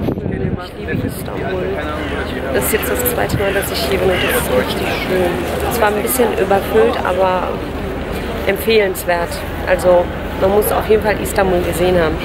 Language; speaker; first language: German; early bilingual, other home language; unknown